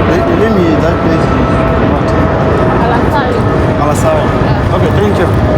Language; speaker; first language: English; non-native, learner; French